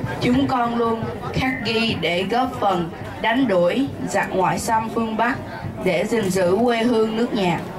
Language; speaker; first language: Vietnamese; early bilingual, heritage; Vietnamese